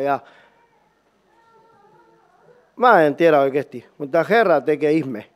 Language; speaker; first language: Finnish; non-native, learner; Spanish